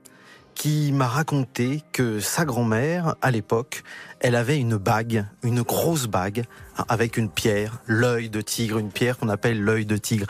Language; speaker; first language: French; native; French